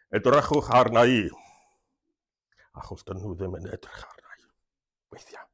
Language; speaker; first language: Welsh; non-native, fluent; English